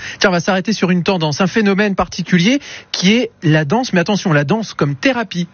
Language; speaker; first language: French; native; French